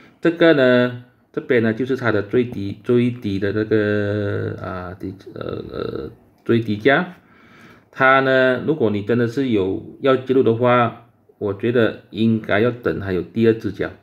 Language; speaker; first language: Chinese; native; Chinese